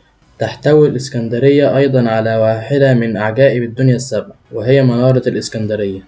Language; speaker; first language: Arabic; native; Arabic